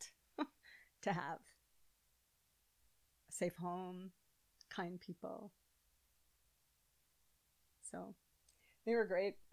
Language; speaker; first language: English; native; English